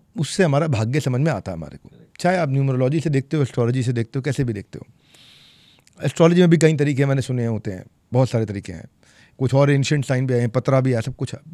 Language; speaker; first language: Hindi; native; Hindi